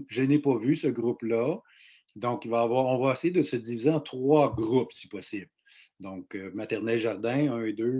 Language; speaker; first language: French; native; French